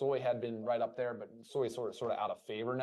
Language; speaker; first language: English; native; English